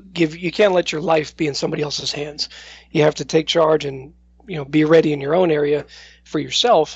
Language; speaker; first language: English; native; English